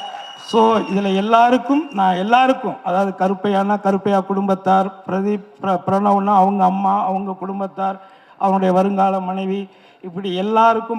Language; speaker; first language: Tamil; native; Tamil